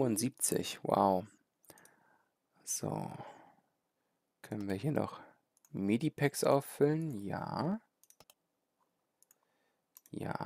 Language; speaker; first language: German; native; German